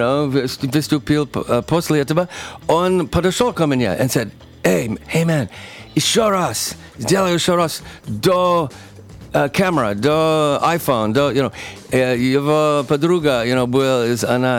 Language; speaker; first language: Russian; non-native, learner; English